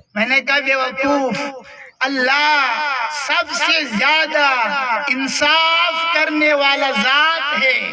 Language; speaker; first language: Urdu; non-native, local second language; Pashto